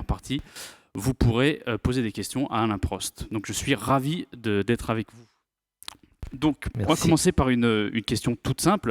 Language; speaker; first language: French; native; French